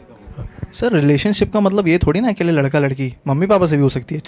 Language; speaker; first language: Hindi; native; Hindi